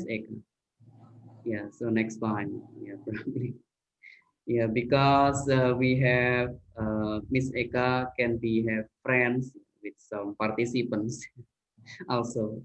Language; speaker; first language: English; non-native, fluent; Indonesian